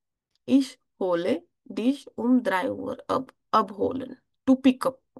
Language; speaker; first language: German; non-native, fluent; Marathi